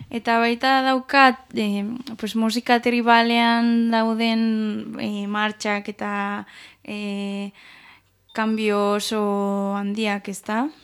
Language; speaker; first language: Basque; non-native, local second language; Spanish